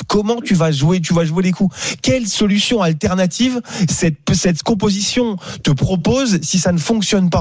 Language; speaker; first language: French; native; French